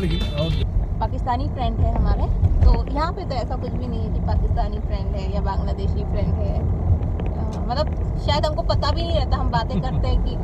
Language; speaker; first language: Hindi; native; Hindi